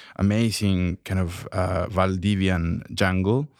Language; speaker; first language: English; non-native, fluent; Spanish